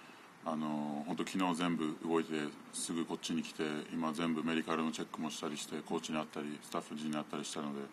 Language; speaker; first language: Japanese; native; Japanese